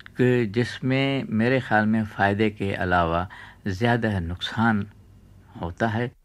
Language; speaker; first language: Urdu; non-native, local second language; Sindhi